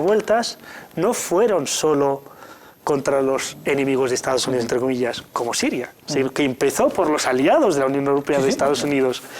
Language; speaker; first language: Spanish; native; Spanish